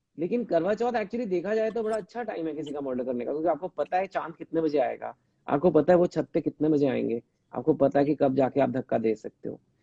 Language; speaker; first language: Hindi; native; Hindi